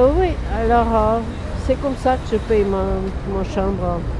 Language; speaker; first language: French; non-native, learner; Portuguese